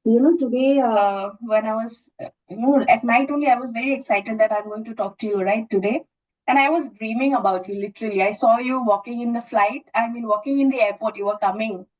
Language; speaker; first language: English; non-native, local second language; Assamese